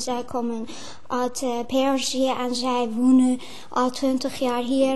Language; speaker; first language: Dutch; non-native, fluent; Persian